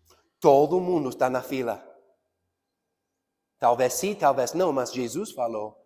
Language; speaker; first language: Portuguese; non-native, fluent; English